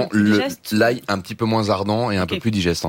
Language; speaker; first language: French; native; French